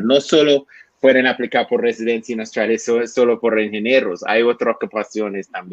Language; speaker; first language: Spanish; non-native, learner; English